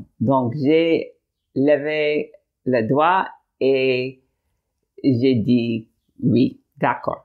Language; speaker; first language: French; non-native, learner; English